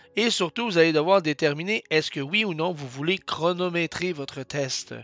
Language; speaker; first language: French; native; French